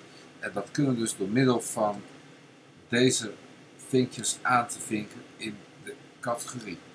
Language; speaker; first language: Dutch; native; Dutch